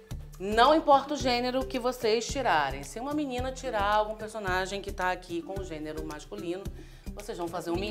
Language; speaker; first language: Portuguese; native; Portuguese